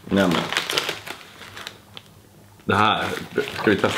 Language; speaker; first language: Swedish; native; Swedish